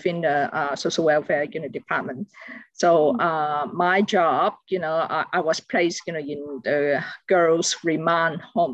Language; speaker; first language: English; non-native, local second language; Cantonese